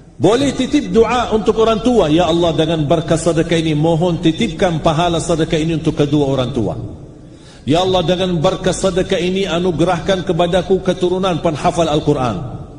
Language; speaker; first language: Malay; non-native, fluent; Arabic